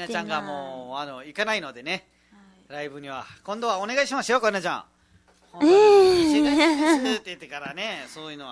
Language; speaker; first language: Japanese; non-native, fluent; Nepali